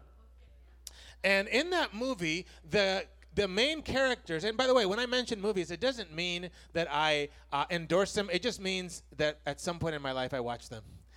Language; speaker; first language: English; non-native, fluent; Spanish